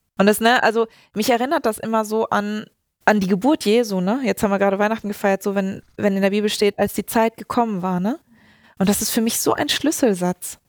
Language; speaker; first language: German; native; German